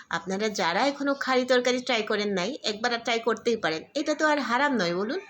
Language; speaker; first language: Bangla; non-native, local second language; Garo